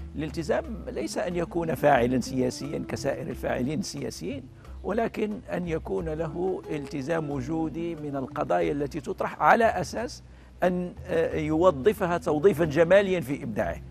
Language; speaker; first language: Arabic; native; Arabic